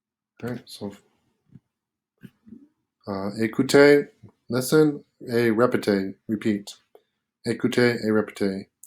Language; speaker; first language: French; non-native, fluent; English